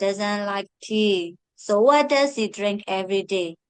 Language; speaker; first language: English; non-native, fluent; Burmese